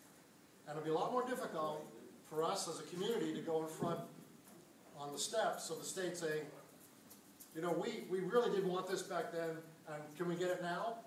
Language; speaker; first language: English; native; English